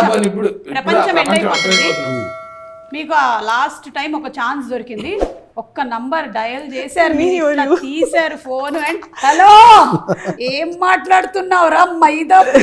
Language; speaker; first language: Telugu; native; Telugu